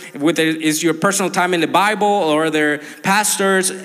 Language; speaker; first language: English; non-native, fluent; Spanish